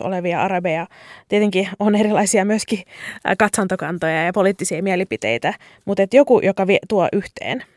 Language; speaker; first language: Finnish; native; Finnish